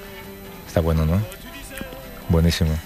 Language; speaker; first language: Spanish; native; Spanish